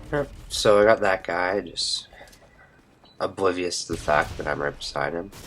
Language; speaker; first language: English; native; English